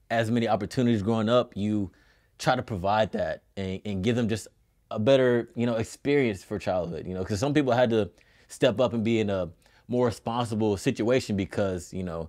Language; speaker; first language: English; native; English